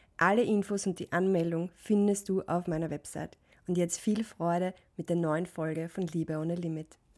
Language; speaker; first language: German; native; German